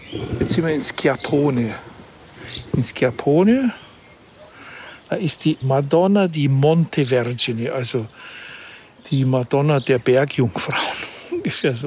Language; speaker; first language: German; native; German